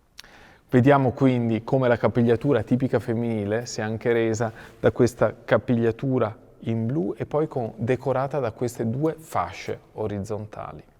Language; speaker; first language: Italian; native; Italian